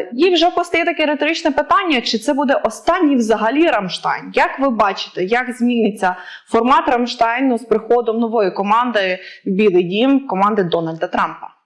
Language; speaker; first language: Ukrainian; native; Ukrainian